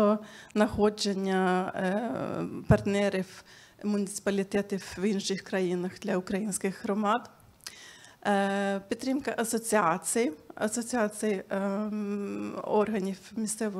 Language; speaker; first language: Ukrainian; non-native, fluent; Swedish